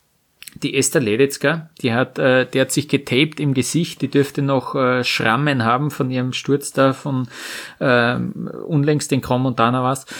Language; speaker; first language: German; native; German